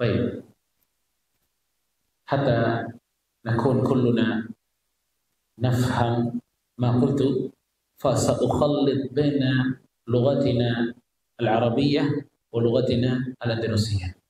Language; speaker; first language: Arabic; non-native, fluent; Indonesian